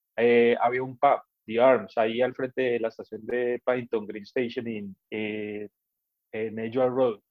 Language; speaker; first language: Spanish; native; Spanish